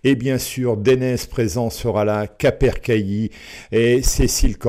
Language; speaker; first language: French; native; French